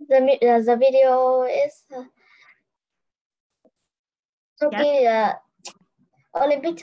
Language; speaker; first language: English; non-native, learner; Vietnamese